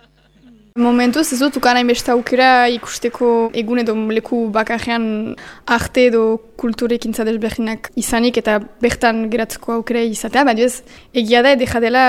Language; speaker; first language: Basque; native; Basque